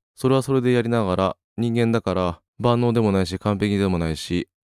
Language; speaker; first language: Japanese; native; Japanese